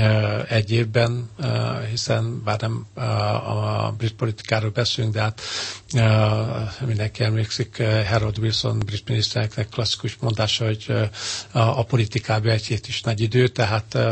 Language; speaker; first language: Hungarian; native; Hungarian